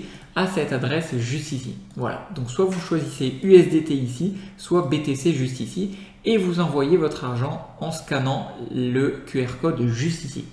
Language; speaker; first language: French; native; French